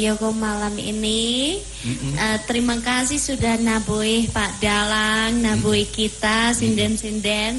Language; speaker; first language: Indonesian; non-native, fluent; English